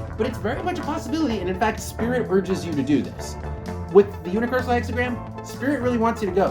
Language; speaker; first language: English; native; English